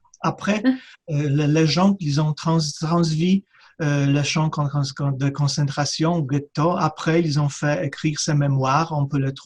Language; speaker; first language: French; non-native, fluent; Polish